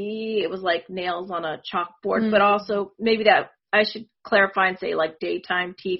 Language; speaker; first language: English; early bilingual, other home language; Spanish